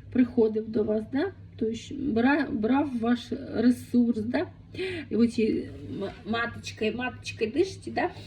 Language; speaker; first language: Ukrainian; non-native, local second language; Russian